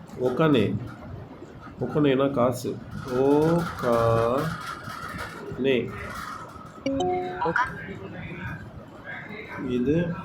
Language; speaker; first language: Japanese; non-native, learner; Tamil